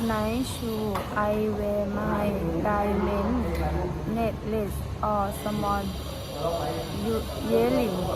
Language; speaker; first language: English; non-native, learner; Thai